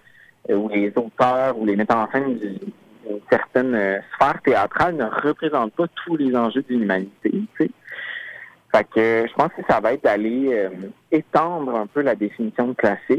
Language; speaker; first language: French; native; French